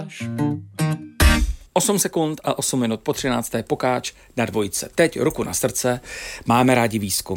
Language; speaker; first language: Czech; native; Czech